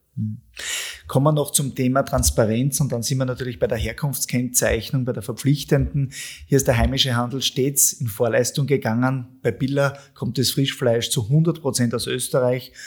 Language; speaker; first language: German; native; German